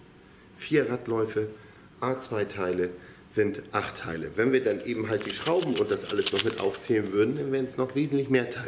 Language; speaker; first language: German; native; German